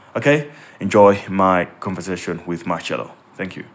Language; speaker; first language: English; non-native, local second language; Nyanja